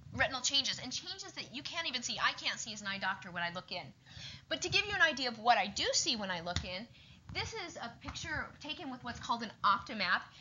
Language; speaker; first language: English; native; English